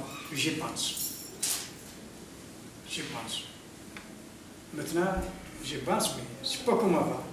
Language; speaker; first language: French; non-native, learner; Arabic